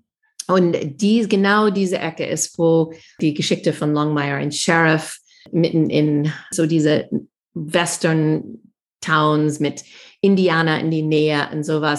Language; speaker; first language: German; non-native, fluent; English